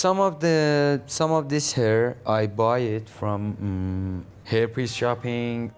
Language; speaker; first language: English; non-native, learner; Persian